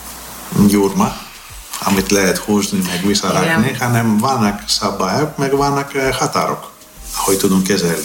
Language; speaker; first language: Hungarian; non-native, learner; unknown